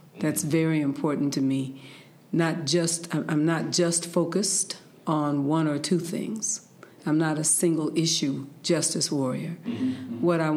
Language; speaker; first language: English; native; English